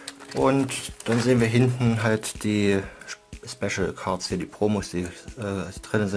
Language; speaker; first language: German; native; German